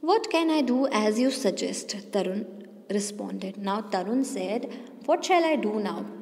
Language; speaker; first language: English; non-native, local second language; Hindi